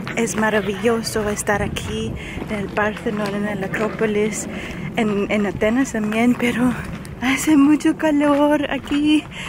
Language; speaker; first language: Spanish; non-native, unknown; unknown